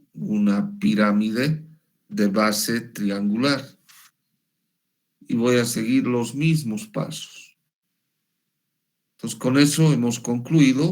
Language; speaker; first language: Spanish; native; Spanish